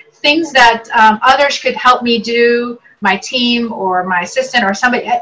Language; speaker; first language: English; early bilingual, other home language; Arabic